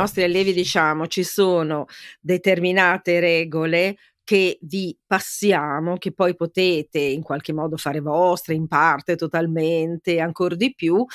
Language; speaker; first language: Italian; native; Italian